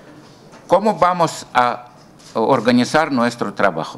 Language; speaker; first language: Spanish; non-native, fluent; Russian